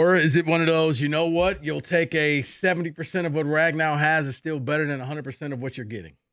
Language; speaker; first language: English; native; English